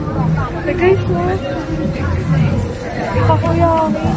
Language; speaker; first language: English; non-native, local second language; Filipino